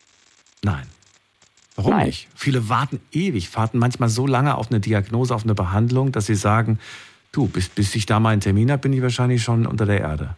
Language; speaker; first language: German; native; German